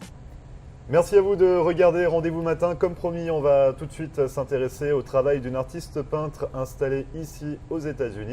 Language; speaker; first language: French; native; French